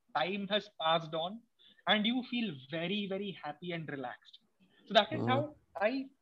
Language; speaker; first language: English; non-native, local second language; Odia